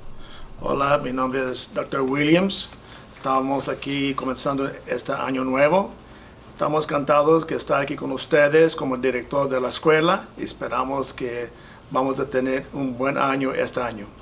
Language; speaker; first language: Spanish; non-native, fluent; English